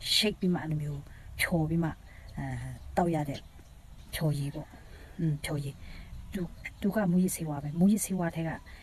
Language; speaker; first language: Burmese; non-native, local second language; Kachin